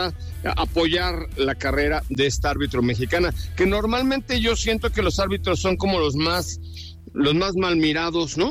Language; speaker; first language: Spanish; native; Spanish